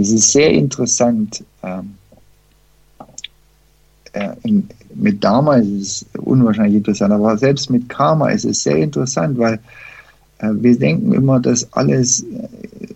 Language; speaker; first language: German; early bilingual, heritage; German